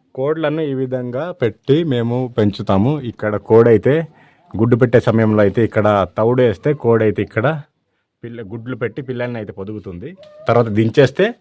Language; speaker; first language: Telugu; non-native, local second language; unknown